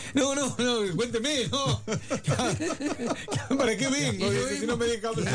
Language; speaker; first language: Spanish; native; Spanish